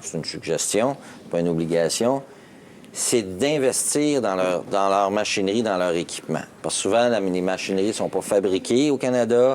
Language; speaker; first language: French; native; French